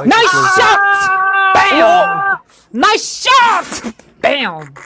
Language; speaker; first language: English; non-native, learner; Korean